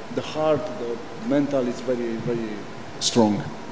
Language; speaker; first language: English; non-native, learner; Romanian